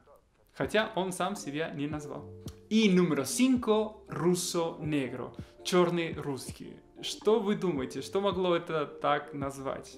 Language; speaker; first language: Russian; non-native, fluent; Spanish